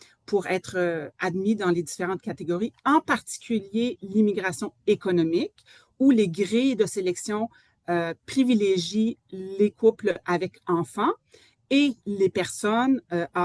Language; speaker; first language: French; native; French